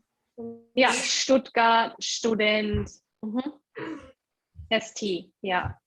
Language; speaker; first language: English; non-native, fluent; German